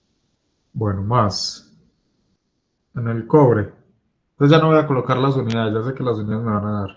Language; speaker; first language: Spanish; native; Spanish